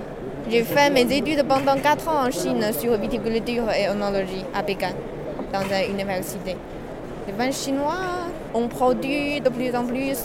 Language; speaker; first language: French; non-native, learner; Chinese